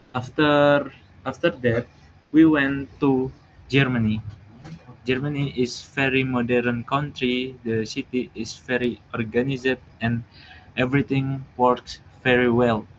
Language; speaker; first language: English; non-native, learner; Indonesian